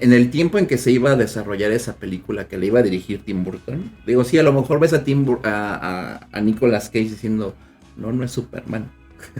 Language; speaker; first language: Spanish; native; Spanish